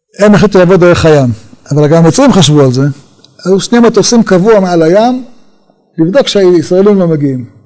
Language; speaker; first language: Hebrew; native; Hebrew